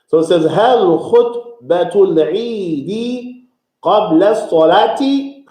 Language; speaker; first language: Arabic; non-native, fluent; English